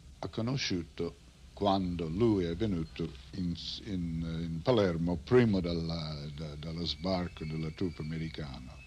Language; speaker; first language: Italian; non-native, learner; English